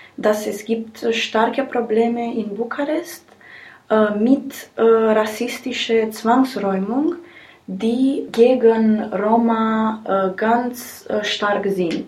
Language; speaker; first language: German; non-native, learner; Romanian